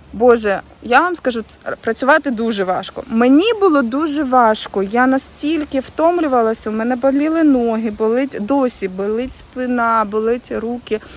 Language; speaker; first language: Ukrainian; native; Ukrainian